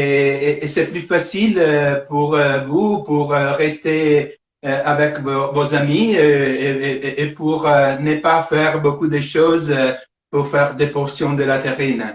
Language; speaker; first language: French; non-native, fluent; Italian